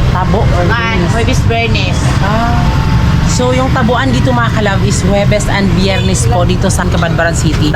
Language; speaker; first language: Filipino; non-native, local second language; Cebuano